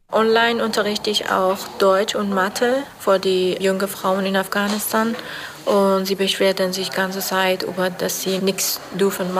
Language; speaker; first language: German; non-native, learner; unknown